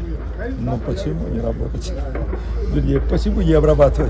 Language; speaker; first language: Russian; native; Russian